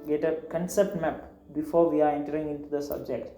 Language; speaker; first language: English; non-native, local second language; Tamil